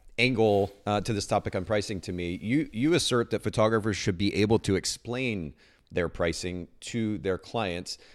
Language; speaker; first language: English; native; English